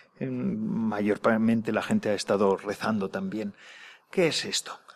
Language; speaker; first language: Spanish; native; Spanish